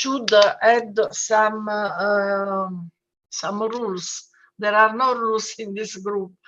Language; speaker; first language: English; non-native, fluent; Italian